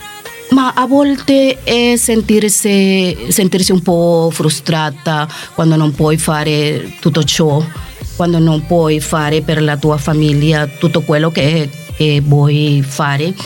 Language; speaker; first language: Italian; non-native, fluent; Spanish